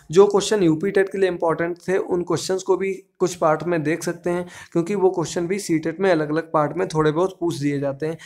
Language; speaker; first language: Hindi; native; Hindi